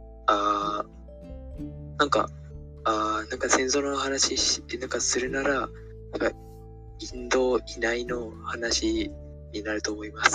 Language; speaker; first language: Japanese; non-native, fluent; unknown